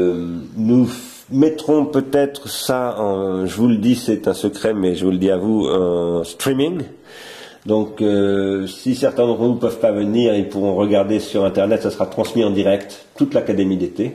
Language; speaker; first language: French; native; French